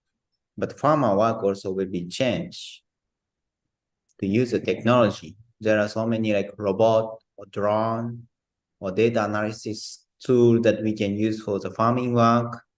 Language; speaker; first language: English; non-native, learner; Japanese